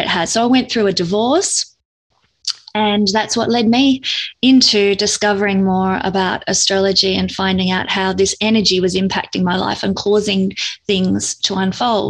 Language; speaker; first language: English; native; English